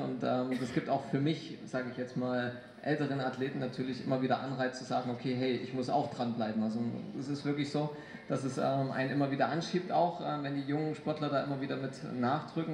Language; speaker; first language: German; native; German